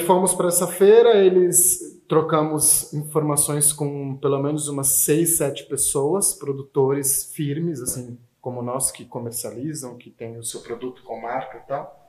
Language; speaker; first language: Portuguese; native; Portuguese